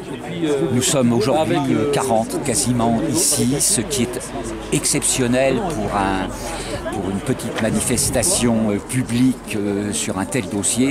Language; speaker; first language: French; native; French